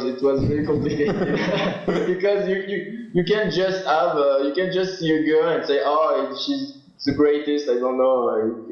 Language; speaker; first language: English; non-native, learner; French